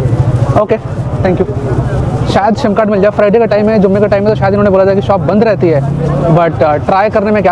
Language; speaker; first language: Hindi; native; Hindi